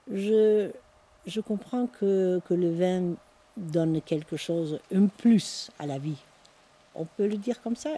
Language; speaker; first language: French; non-native, fluent; Dutch